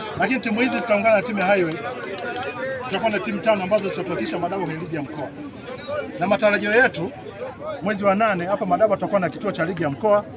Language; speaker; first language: Swahili; native; Swahili